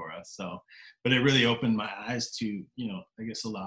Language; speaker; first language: English; native; English